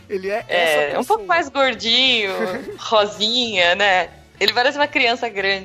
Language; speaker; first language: Portuguese; native; Portuguese